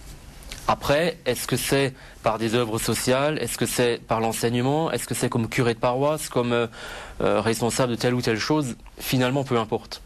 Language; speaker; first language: French; native; French